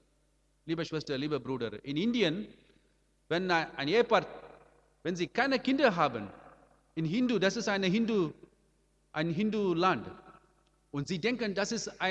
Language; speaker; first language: German; non-native, learner; Amharic